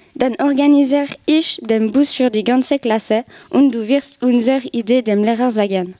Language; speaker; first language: German; non-native, learner; French